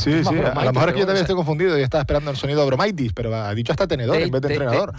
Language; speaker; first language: Spanish; native; Spanish